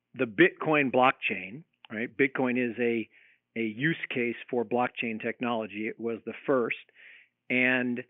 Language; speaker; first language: English; native; English